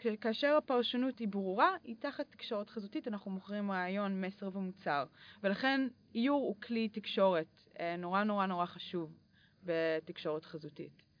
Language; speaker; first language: Hebrew; early bilingual, other home language; English